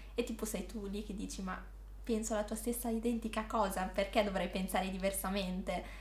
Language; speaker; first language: Italian; early bilingual, other home language; Arabic